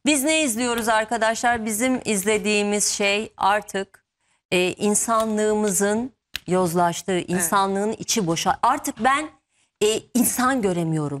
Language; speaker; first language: Turkish; native; Turkish